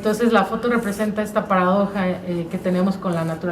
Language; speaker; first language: Spanish; native; Spanish